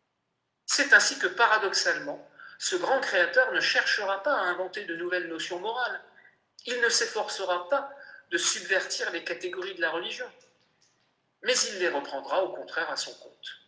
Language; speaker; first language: French; native; French